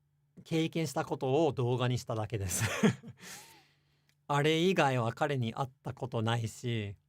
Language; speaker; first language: Japanese; non-native, fluent; English